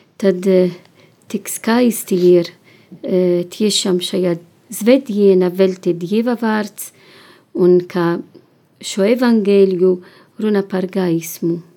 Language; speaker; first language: Latvian; non-native, learner; Italian